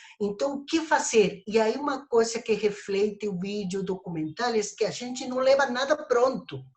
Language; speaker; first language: Portuguese; non-native, fluent; Spanish